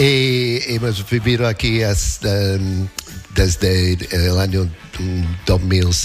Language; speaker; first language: Spanish; non-native, fluent; English